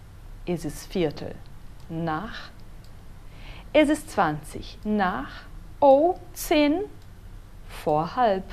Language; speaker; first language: German; non-native, fluent; Portuguese